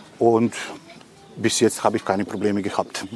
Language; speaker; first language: German; non-native, fluent; Serbian